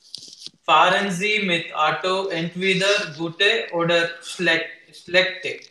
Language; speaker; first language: German; non-native, learner; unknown